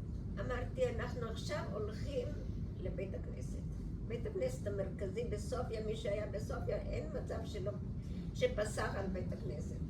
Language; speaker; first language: Hebrew; early bilingual, other home language; Bulgarian